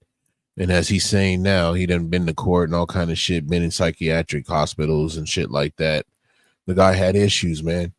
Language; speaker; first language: English; native; English